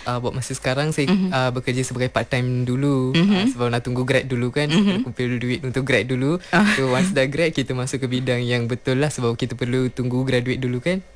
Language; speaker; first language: Malay; non-native, local second language; Tamil